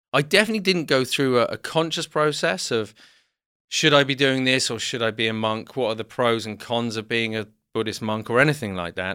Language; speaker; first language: English; native; English